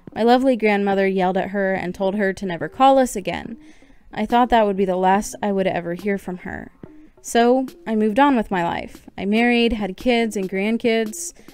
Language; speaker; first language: English; native; English